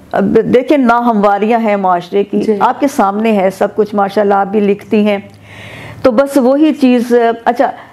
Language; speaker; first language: Urdu; non-native, local second language; Persian